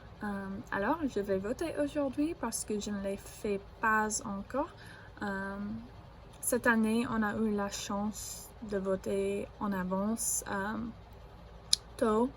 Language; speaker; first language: French; non-native, learner; English